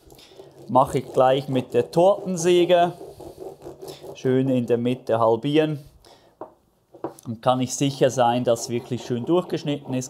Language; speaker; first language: German; native; German